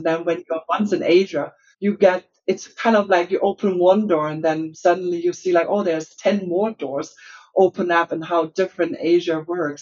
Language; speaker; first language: English; non-native, fluent; German